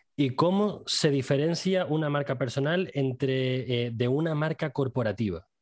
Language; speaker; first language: Spanish; native; Spanish